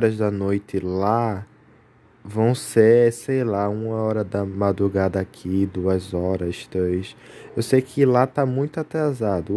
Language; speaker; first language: Portuguese; native; Portuguese